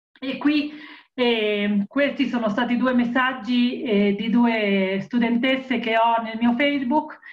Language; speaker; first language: Italian; native; Italian